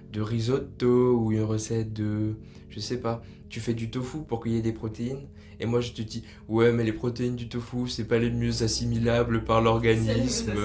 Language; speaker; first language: French; native; French